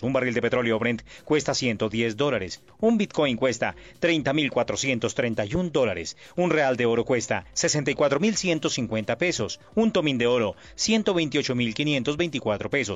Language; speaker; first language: Spanish; native; Spanish